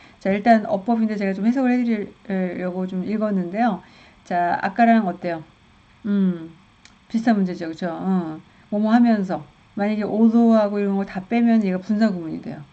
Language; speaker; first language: Korean; native; Korean